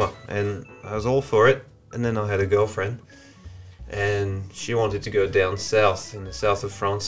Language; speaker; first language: English; non-native, fluent; French